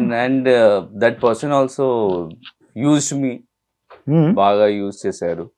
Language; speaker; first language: Telugu; non-native, learner; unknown